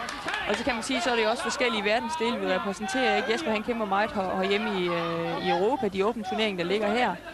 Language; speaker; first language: Danish; native; Danish